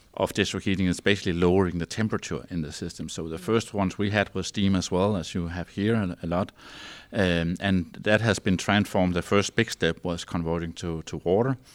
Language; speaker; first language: English; non-native, fluent; Danish